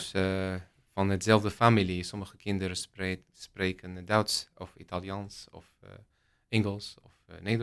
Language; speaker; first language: Dutch; non-native, learner; Arabic